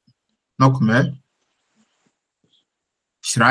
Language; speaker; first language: German; non-native, learner; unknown